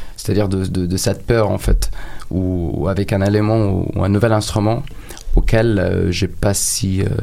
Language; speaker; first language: French; non-native, fluent; Arabic